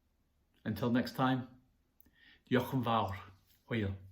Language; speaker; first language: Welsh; non-native, learner; English